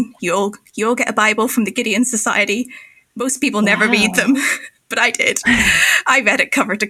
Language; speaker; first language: English; native; English